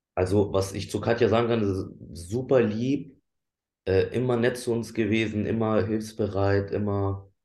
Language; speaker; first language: German; early bilingual, other home language; Persian